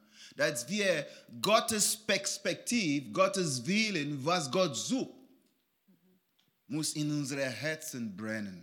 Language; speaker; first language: German; non-native, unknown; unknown